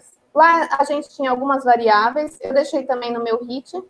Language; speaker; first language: Portuguese; native; Portuguese